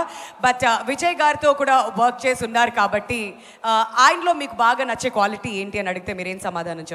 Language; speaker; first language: Telugu; native; Telugu